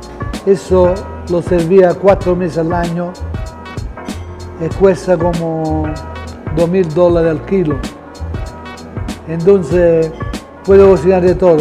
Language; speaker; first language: Spanish; non-native, fluent; Italian